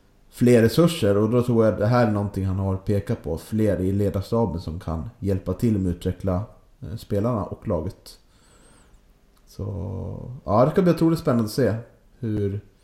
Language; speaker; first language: Swedish; native; Swedish